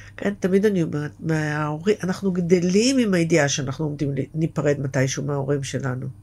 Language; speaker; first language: Hebrew; native; Hebrew